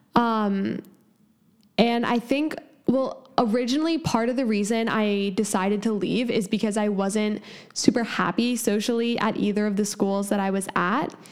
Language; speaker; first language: English; native; English